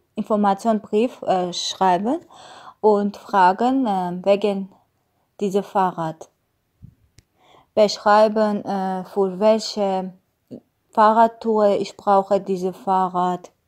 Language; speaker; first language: German; non-native, learner; Armenian